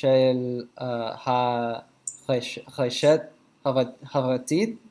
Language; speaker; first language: Hebrew; non-native, learner; English